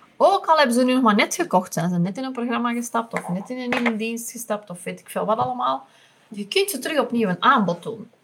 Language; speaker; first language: Dutch; native; Dutch